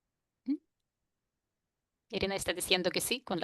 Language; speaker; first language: Spanish; non-native, fluent; Russian